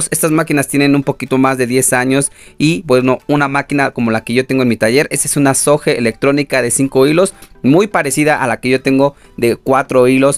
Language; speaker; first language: Spanish; native; Spanish